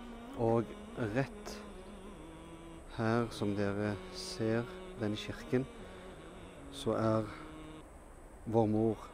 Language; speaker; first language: Norwegian; early bilingual, other home language; Urdu